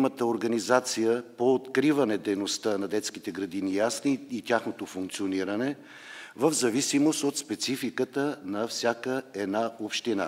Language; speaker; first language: Bulgarian; native; Bulgarian